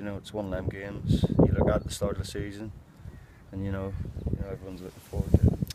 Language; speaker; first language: English; native; English